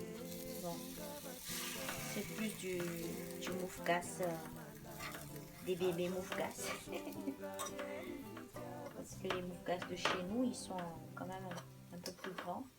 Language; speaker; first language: French; non-native, local second language; Malagasy